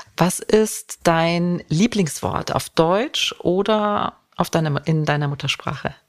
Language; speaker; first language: German; native; German